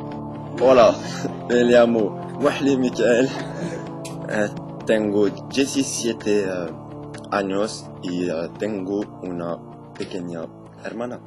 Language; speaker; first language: Spanish; non-native, learner; French